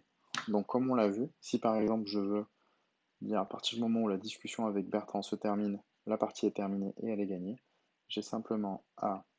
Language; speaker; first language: French; native; French